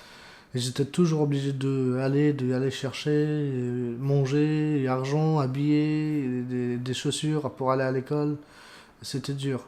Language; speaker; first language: French; non-native, learner; Romanian